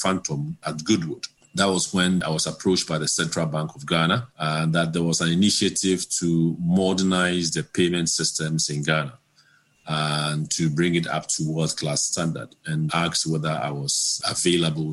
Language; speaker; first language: English; non-native, local second language; Akan